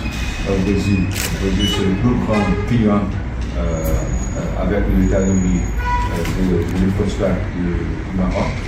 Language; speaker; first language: French; non-native, learner; Portuguese